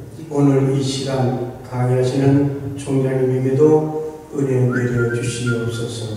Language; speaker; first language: Korean; native; Korean